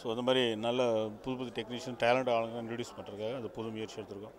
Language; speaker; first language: Tamil; native; Tamil